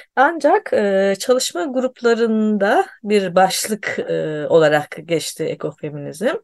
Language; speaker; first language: Turkish; native; Turkish